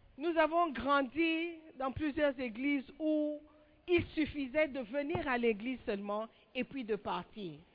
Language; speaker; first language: French; non-native, fluent; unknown